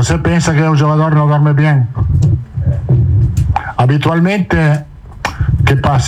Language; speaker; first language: Portuguese; non-native, fluent; Italian